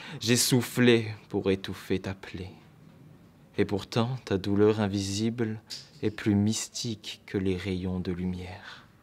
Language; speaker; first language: French; native; French